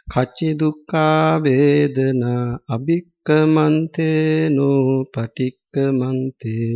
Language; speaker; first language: Thai; non-native, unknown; Sinhala